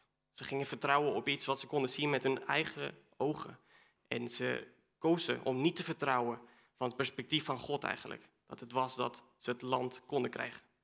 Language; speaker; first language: Dutch; non-native, fluent; Spanish